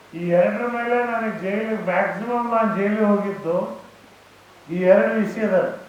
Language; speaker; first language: Kannada; native; Kannada